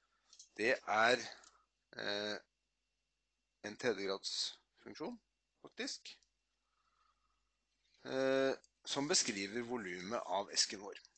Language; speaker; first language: Norwegian; native; Norwegian